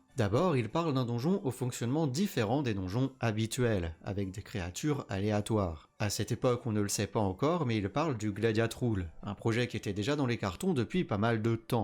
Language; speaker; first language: French; native; French